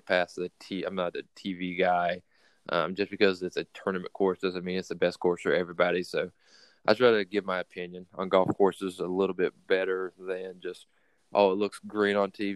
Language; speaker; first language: English; native; English